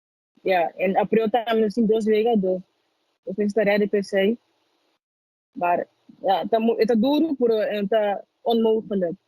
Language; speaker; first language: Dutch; early bilingual, other home language; Papiamento